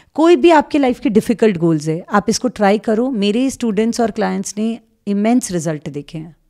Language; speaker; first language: Hindi; native; Hindi